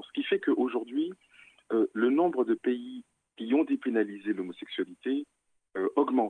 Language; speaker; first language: French; native; French